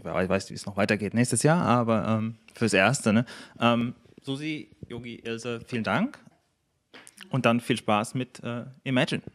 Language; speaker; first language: German; native; German